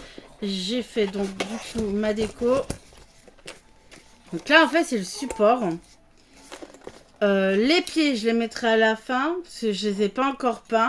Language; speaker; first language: French; native; French